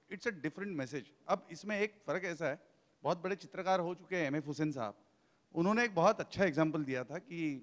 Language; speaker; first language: Hindi; native; Hindi